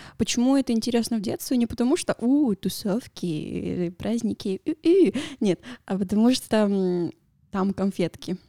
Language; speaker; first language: Russian; non-native, fluent; Spanish